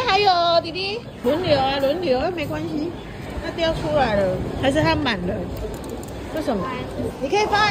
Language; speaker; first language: Chinese; native; Chinese